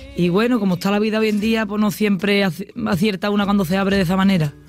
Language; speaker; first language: Spanish; native; Spanish